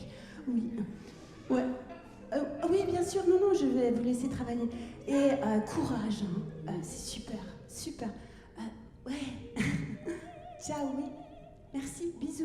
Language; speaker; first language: French; native; French